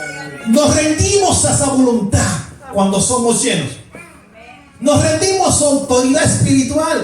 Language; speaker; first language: Spanish; native; Spanish